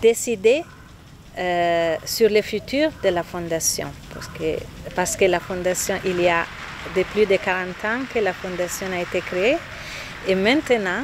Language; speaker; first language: French; non-native, fluent; Italian